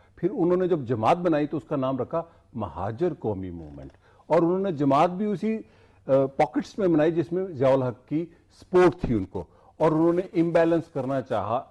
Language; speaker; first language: Urdu; non-native, local second language; Punjabi